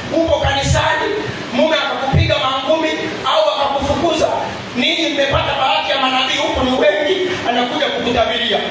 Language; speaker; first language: Swahili; non-native, local second language; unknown